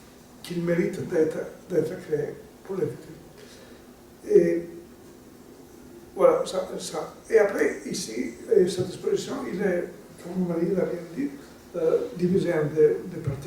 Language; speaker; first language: French; non-native, learner; Italian